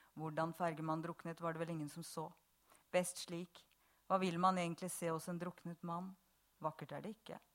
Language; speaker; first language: English; non-native, fluent; Bosnian